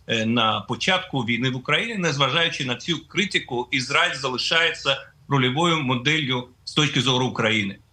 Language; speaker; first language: Ukrainian; non-native, fluent; Russian